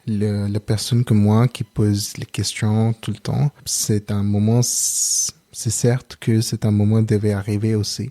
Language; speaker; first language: French; non-native, learner; Telugu